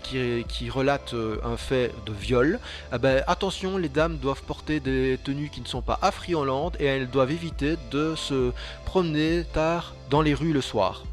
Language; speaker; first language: French; native; French